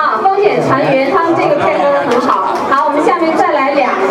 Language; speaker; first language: Chinese; native; Chinese